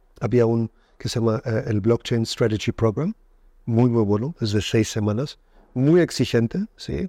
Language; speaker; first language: Spanish; non-native, fluent; German